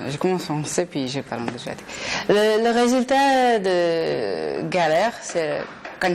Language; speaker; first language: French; non-native, learner; Gujarati